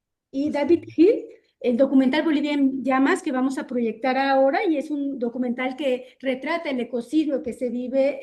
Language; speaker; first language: Spanish; native; Spanish